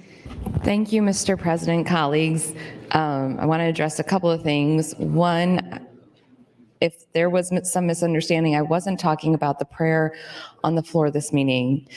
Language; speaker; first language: English; native; English